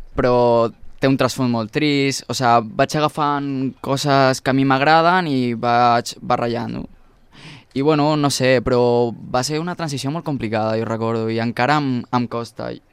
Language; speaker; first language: Catalan; non-native, local second language; Spanish